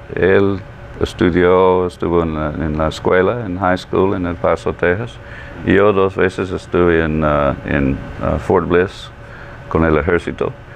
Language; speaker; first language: Spanish; non-native, fluent; English